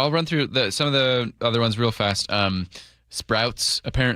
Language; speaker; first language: English; native; English